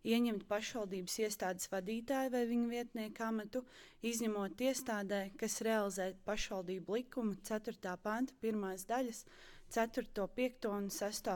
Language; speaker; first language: Latvian; native; Latvian